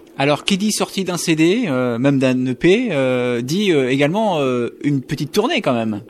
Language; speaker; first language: French; native; French